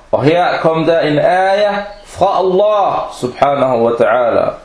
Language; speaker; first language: Danish; non-native, fluent; Arabic